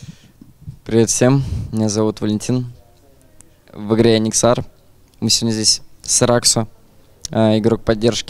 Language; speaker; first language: Russian; native; Russian